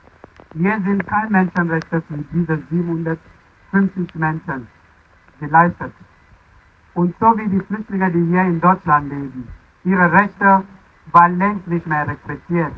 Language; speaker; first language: German; non-native, fluent; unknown